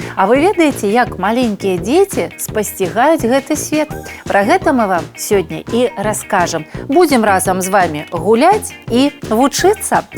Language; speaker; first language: Belarusian; non-native, local second language; Russian